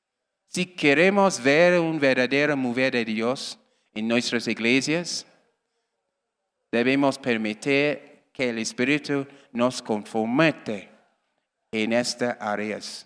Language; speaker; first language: Spanish; non-native, learner; English